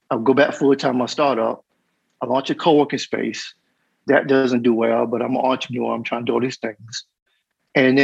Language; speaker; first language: English; native; English